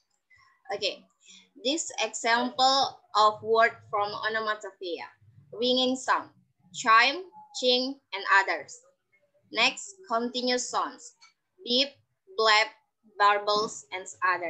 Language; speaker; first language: English; non-native, learner; Indonesian